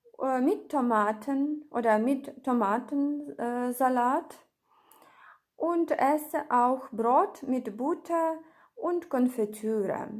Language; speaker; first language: German; non-native, fluent; Ukrainian